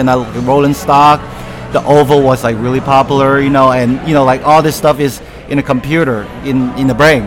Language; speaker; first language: English; non-native, local second language; Cantonese